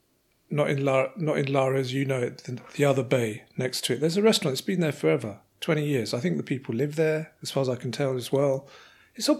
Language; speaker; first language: English; native; English